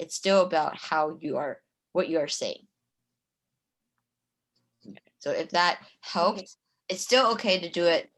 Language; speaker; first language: English; non-native, fluent; Chinese